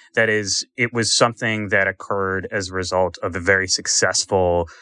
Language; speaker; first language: English; native; English